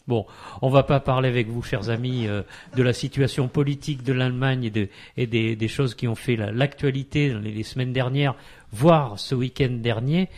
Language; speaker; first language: French; native; French